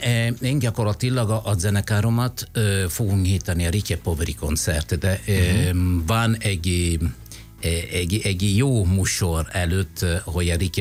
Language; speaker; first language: Hungarian; non-native, fluent; Italian